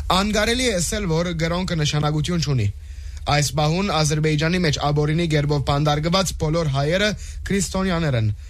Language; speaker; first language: Armenian; early bilingual, heritage; Armenian